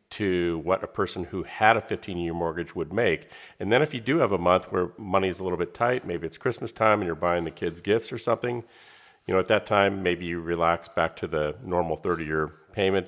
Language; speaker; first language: English; native; English